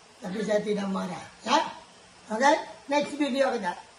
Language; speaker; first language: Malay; non-native, local second language; Filipino